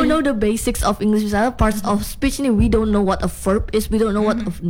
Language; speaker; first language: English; non-native, fluent; Indonesian